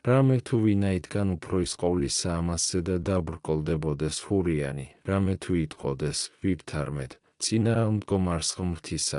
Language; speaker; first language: Georgian; native; Georgian